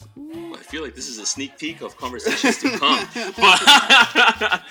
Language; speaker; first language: English; early bilingual, other home language; Spanish